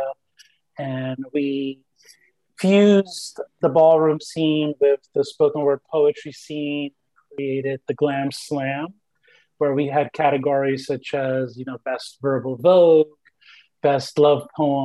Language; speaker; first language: English; early bilingual, other home language; Spanish